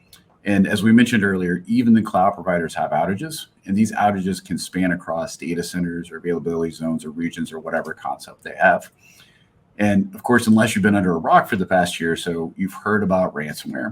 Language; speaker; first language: English; native; English